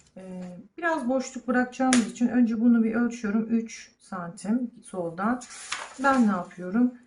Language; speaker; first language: Turkish; native; Turkish